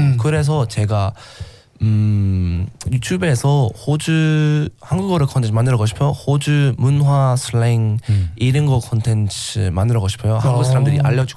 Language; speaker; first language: Korean; non-native, learner; English